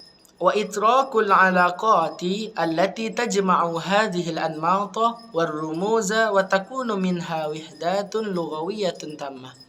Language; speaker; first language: Arabic; non-native, learner; Indonesian